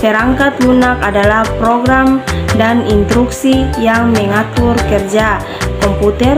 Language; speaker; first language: Indonesian; native; Indonesian